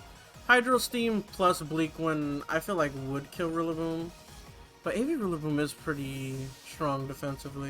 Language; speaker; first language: English; native; English